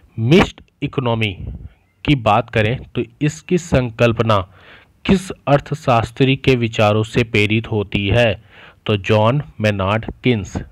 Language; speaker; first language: Hindi; native; Hindi